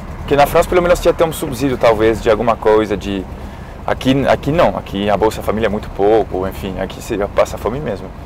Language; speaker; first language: Portuguese; non-native, fluent; French